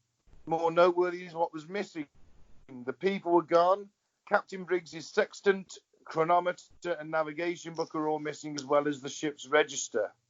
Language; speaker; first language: English; native; English